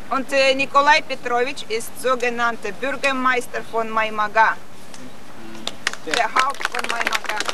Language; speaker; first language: German; non-native, fluent; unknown